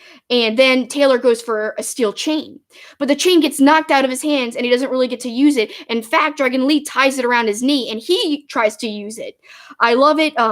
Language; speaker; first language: English; native; English